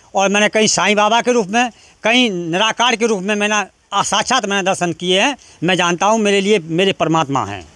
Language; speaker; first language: Hindi; native; Hindi